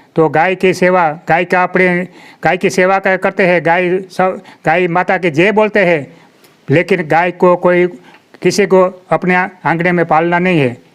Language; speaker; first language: Hindi; non-native, local second language; Gujarati